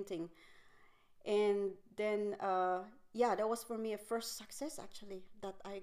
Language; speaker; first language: English; non-native, local second language; Filipino